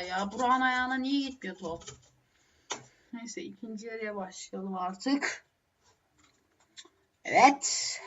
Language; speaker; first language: Turkish; native; Turkish